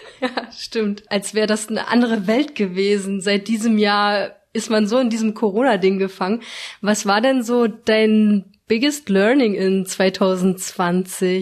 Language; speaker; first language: German; native; German